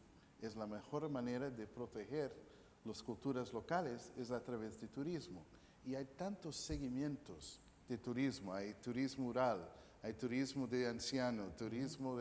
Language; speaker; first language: Spanish; non-native, fluent; English